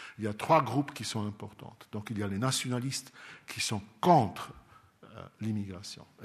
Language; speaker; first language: French; non-native, local second language; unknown